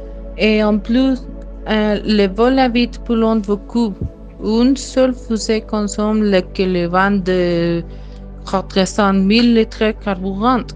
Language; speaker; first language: French; non-native, fluent; Spanish